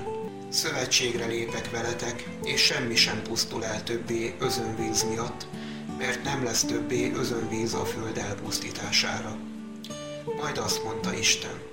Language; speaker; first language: Hungarian; native; Hungarian